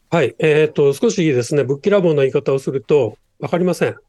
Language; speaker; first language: Japanese; native; Japanese